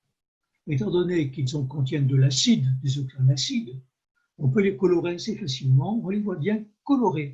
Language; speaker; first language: French; native; French